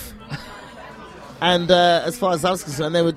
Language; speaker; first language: English; native; English